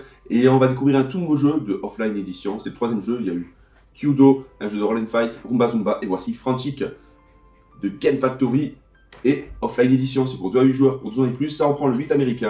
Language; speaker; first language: French; native; French